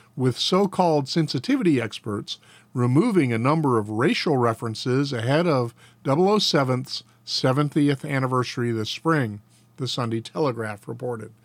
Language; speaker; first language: English; native; English